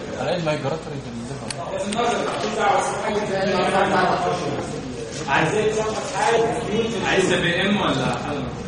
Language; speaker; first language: Arabic; native; Arabic